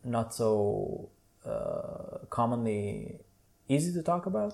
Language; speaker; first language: English; non-native, fluent; Hebrew